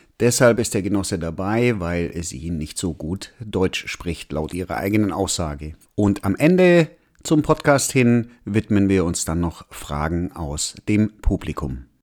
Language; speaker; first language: German; native; German